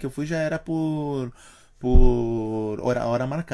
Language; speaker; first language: Portuguese; native; Portuguese